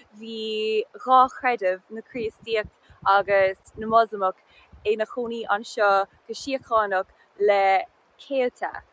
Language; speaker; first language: Irish; native; Irish